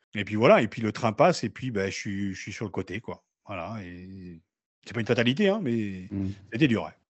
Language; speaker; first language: French; native; French